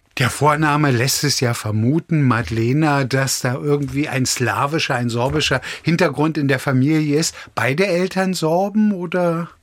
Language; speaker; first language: German; native; German